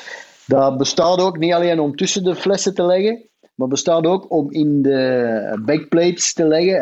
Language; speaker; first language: Dutch; native; Dutch